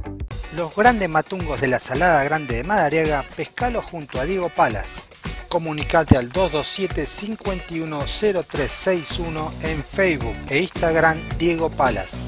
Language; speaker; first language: Spanish; native; Spanish